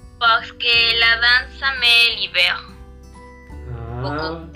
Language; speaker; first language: French; non-native, learner; Spanish